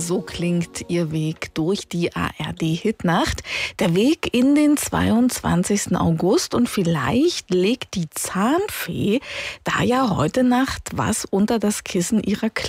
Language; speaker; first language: German; native; German